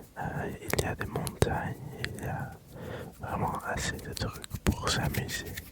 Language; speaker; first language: French; early bilingual, other home language; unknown